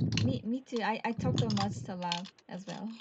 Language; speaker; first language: English; non-native, learner; Korean